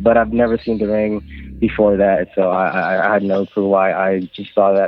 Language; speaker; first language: English; non-native, local second language; Filipino